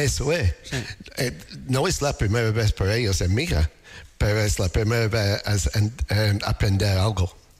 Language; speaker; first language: Spanish; non-native, learner; English